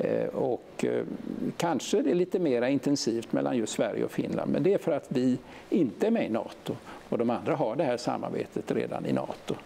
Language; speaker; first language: Swedish; native; Swedish